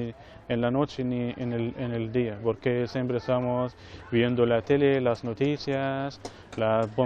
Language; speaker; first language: Spanish; non-native, fluent; Arabic